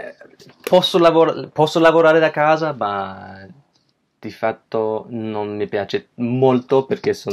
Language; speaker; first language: Italian; non-native, learner; English